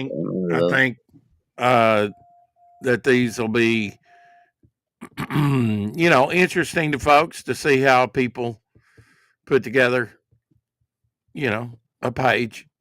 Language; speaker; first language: English; native; English